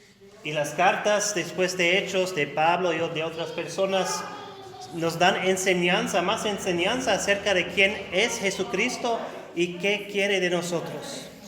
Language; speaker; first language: Spanish; non-native, fluent; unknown